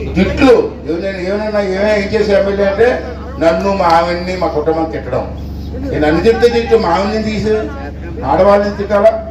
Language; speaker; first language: Telugu; native; Telugu